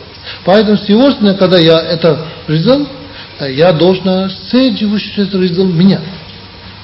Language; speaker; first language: Russian; non-native, learner; Tibetan